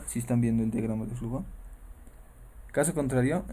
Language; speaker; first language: Spanish; native; Spanish